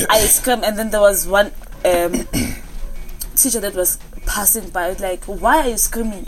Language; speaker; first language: English; non-native, local second language; Zulu